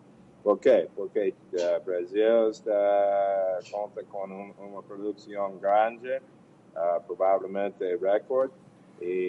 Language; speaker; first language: Portuguese; non-native, learner; English